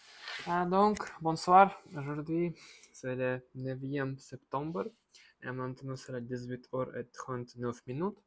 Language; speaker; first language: French; non-native, learner; Russian